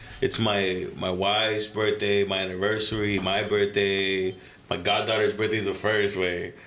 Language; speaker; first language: English; early bilingual, other home language; Spanish